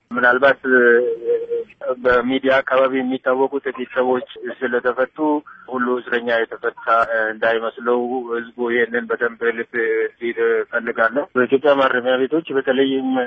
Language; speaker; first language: Amharic; non-native, local second language; Oromo